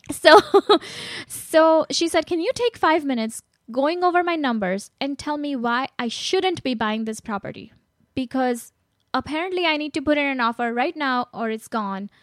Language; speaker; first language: English; non-native, local second language; Gujarati